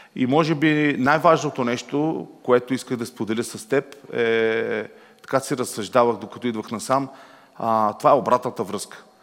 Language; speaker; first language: Bulgarian; native; Bulgarian